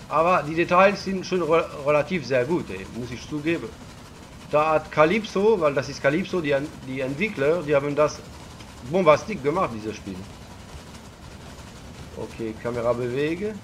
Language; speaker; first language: German; non-native, learner; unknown